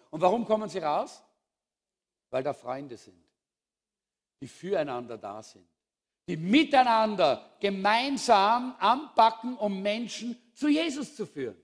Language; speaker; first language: German; native; German